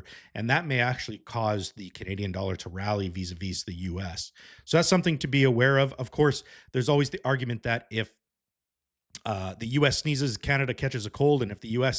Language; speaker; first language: English; native; English